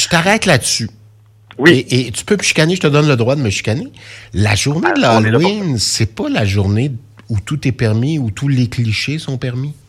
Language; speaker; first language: French; native; French